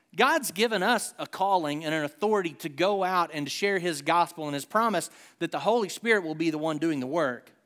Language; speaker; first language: English; native; English